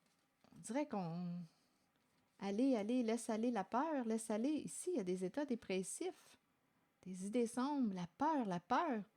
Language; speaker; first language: French; native; French